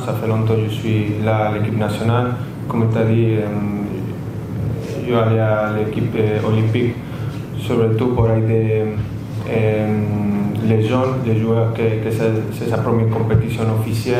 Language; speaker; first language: French; non-native, fluent; Spanish